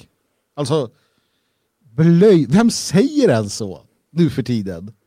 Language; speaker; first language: Swedish; native; Swedish